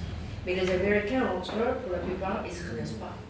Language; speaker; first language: French; non-native, fluent; English